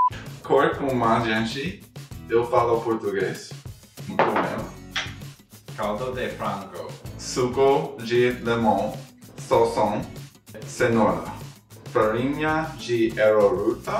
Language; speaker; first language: Portuguese; non-native, learner; English